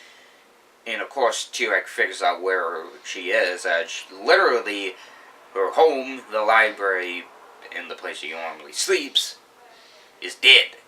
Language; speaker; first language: English; native; English